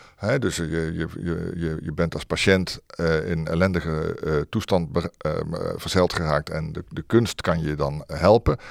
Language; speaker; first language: Dutch; native; Dutch